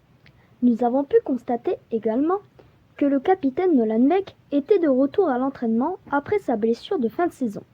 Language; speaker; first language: French; native; French